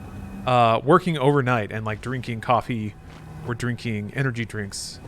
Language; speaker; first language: English; native; English